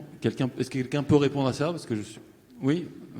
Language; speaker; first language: French; native; French